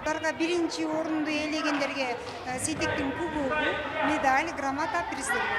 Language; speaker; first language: Kyrgyz; native; Kyrgyz